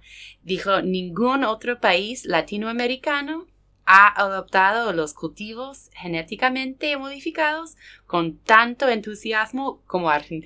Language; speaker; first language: Spanish; non-native, fluent; English